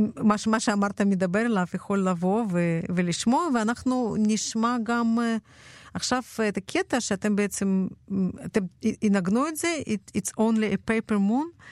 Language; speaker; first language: Hebrew; non-native, fluent; Russian